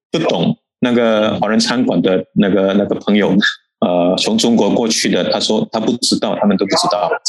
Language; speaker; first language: Chinese; native; Chinese